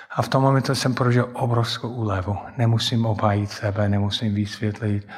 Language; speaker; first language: Czech; non-native, fluent; English